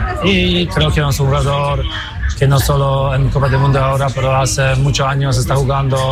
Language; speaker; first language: Spanish; non-native, fluent; Polish